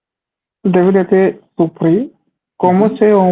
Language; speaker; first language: French; non-native, learner; Hindi